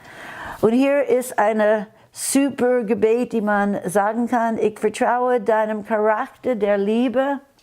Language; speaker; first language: German; non-native, fluent; English